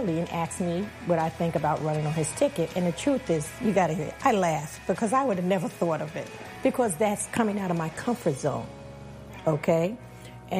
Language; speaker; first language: English; non-native, fluent; Spanish